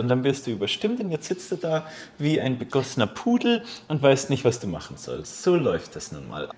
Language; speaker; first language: German; native; German